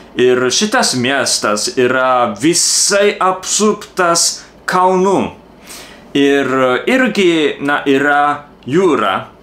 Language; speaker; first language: Lithuanian; non-native, learner; Japanese